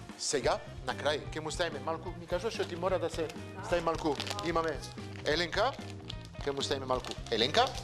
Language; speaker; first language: Macedonian; non-native, fluent; French